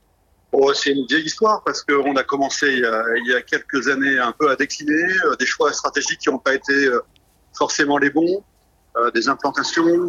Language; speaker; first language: French; native; French